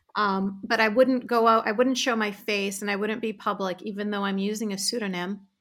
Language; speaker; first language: English; native; English